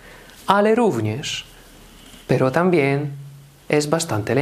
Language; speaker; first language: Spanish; non-native, fluent; Polish